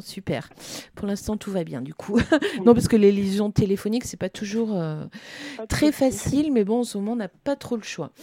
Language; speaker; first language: French; native; French